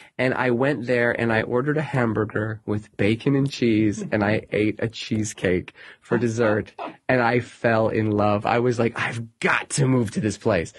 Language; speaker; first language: English; native; English